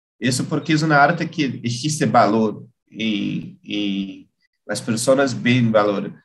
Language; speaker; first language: Spanish; non-native, learner; Portuguese